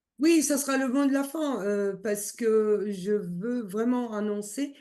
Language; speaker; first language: French; non-native, fluent; Turkish